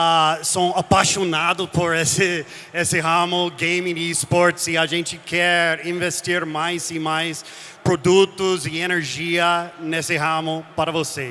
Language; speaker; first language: Portuguese; non-native, fluent; English